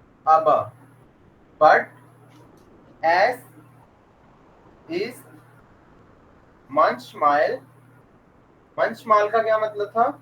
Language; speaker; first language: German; non-native, fluent; Urdu